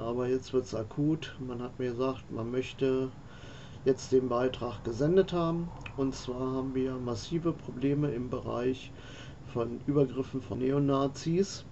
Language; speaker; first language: German; native; German